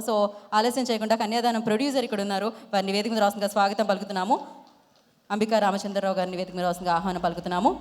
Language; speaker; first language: Telugu; native; Telugu